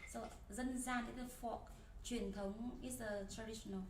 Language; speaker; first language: English; non-native, learner; Vietnamese